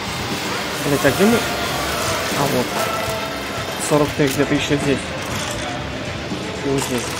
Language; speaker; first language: Russian; native; Russian